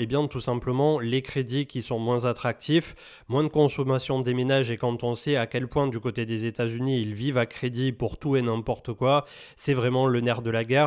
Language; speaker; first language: French; native; French